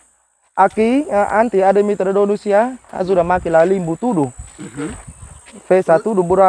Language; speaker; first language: Portuguese; non-native, learner; Vietnamese